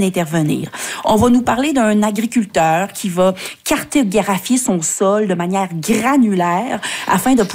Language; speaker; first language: French; native; French